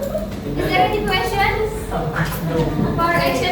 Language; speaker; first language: English; non-native, learner; Indonesian